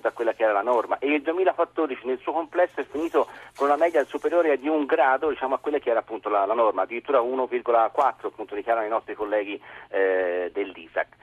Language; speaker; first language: Italian; native; Italian